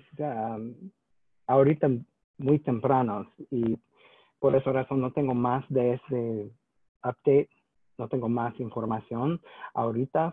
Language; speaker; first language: Spanish; non-native, learner; English